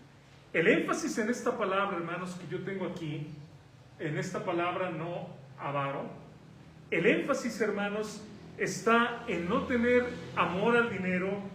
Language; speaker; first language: Spanish; native; Spanish